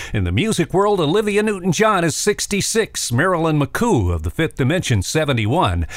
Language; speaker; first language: English; native; English